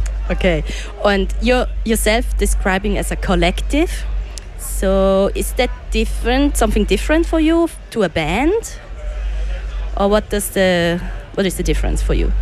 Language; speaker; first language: English; non-native, fluent; German